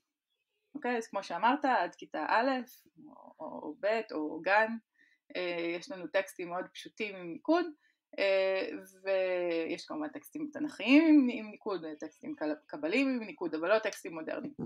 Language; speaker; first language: Hebrew; native; Hebrew